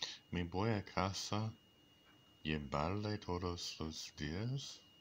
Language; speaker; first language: Spanish; non-native, learner; English